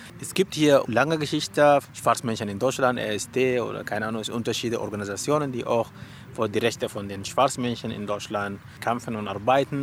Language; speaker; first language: German; non-native, learner; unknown